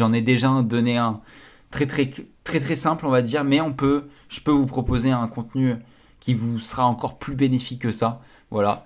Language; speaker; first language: French; native; French